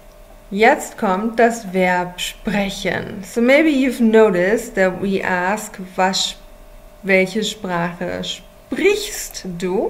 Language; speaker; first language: German; non-native, fluent; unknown